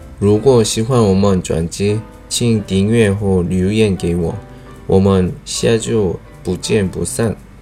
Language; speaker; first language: Chinese; non-native, fluent; Korean